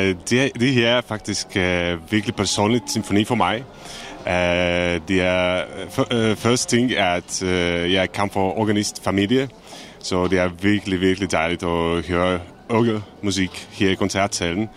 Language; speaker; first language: Danish; non-native, fluent; Czech